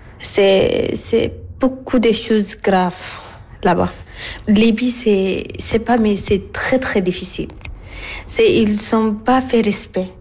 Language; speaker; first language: French; non-native, learner; Arabic